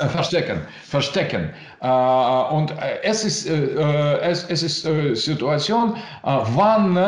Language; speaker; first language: German; non-native, learner; Russian